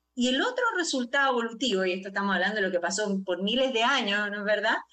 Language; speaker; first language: Spanish; native; Spanish